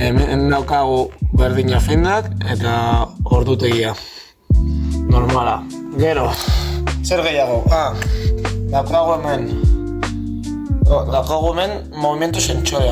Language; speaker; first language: Basque; non-native, local second language; Spanish